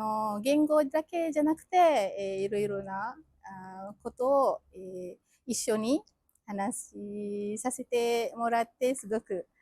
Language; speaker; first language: Japanese; non-native, fluent; Malay